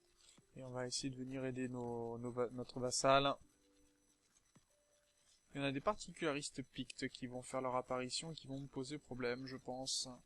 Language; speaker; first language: French; native; French